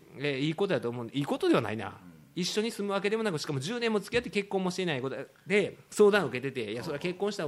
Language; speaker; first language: Japanese; native; Japanese